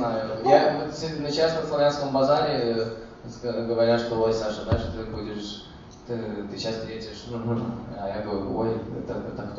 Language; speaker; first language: Russian; early bilingual, heritage; Russian